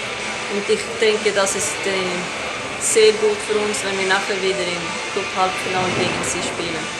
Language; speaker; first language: German; non-native, fluent; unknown